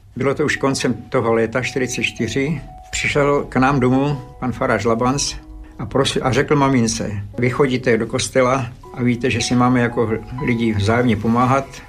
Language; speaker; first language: Czech; early bilingual, other home language; Slovak